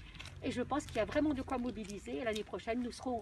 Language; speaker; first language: French; native; French